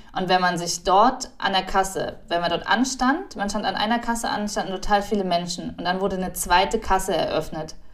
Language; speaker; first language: German; native; German